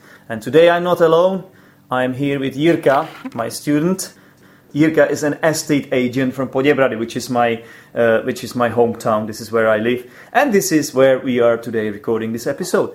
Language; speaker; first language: English; non-native, fluent; Czech